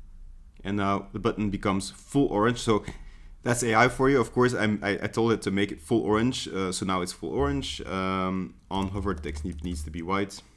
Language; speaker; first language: English; non-native, fluent; Dutch